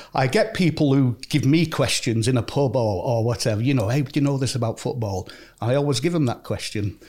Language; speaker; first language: English; native; English